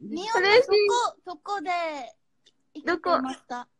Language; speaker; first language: Japanese; non-native, learner; Korean